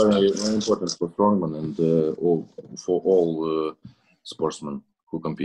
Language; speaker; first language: English; non-native, learner; Russian